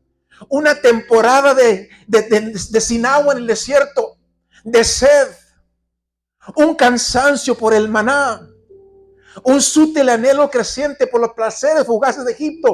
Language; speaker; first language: Spanish; native; Spanish